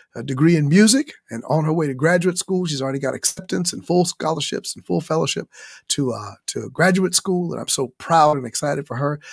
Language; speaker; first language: English; native; English